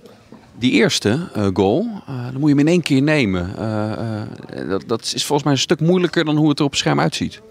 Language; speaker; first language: Dutch; native; Dutch